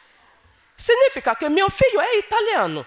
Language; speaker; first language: Italian; non-native, learner; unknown